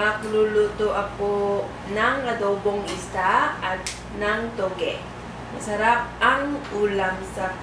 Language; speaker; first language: Filipino; non-native, learner; Korean